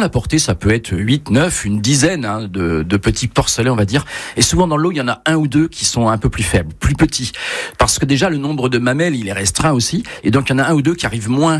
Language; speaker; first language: French; native; French